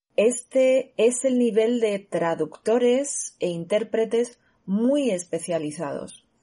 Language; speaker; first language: Spanish; native; Spanish